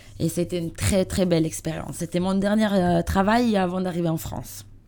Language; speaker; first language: French; non-native, learner; Italian